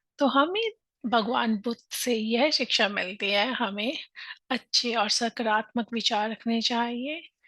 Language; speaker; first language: Hindi; native; Hindi